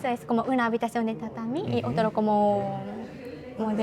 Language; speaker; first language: Spanish; non-native, learner; Japanese